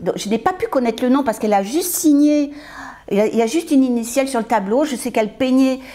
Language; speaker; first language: French; native; French